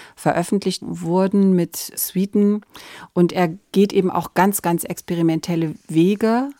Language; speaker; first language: German; native; German